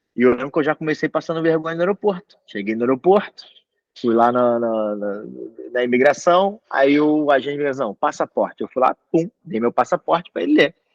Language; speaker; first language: Portuguese; native; Portuguese